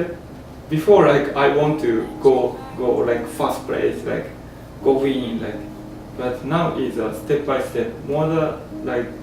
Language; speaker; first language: English; non-native, learner; Japanese